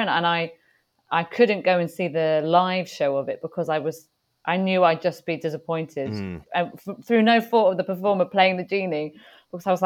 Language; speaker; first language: English; native; English